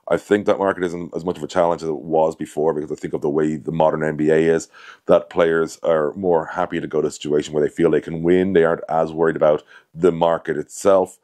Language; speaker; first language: English; native; English